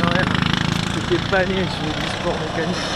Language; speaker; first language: French; native; French